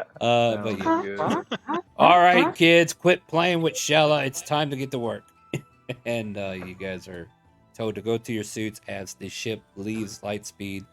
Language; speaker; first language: English; native; English